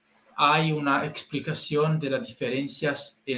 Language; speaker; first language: Spanish; non-native, learner; Italian